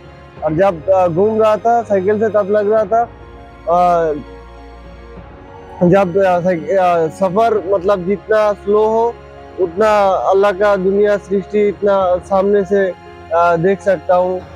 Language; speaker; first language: Hindi; non-native, fluent; Bangla